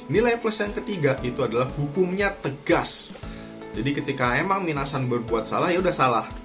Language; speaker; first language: Indonesian; native; Indonesian